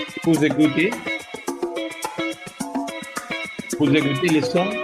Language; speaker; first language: French; non-native, fluent; Spanish